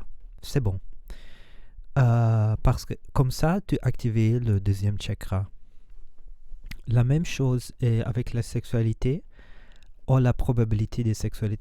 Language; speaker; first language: French; non-native, learner; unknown